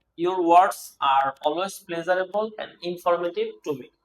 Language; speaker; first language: English; non-native, local second language; Bangla